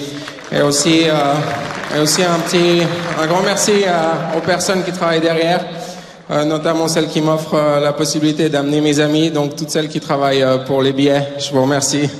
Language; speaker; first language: French; native; French